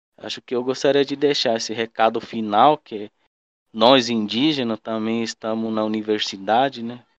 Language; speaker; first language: Portuguese; non-native, local second language; Guarani